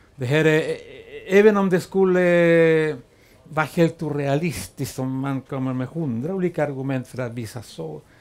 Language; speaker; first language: Swedish; non-native, fluent; Spanish